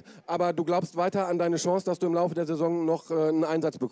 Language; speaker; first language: German; native; German